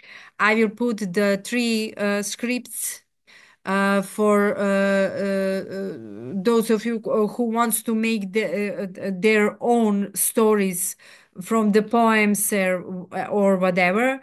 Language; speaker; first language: English; non-native, fluent; Serbian